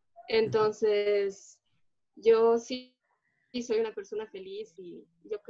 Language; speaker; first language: Spanish; early bilingual, other home language; Portuguese